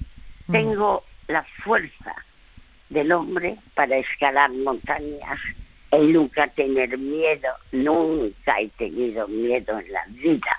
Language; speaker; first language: Spanish; early bilingual, other home language; French